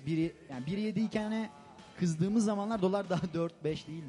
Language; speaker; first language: Turkish; native; Turkish